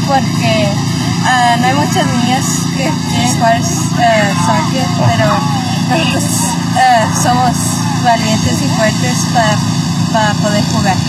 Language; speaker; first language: Spanish; early bilingual, other home language; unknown